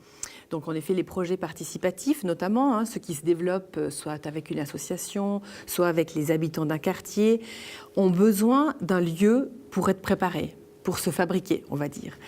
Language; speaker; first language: French; native; French